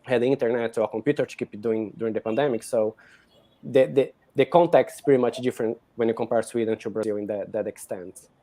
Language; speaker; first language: English; non-native, fluent; Portuguese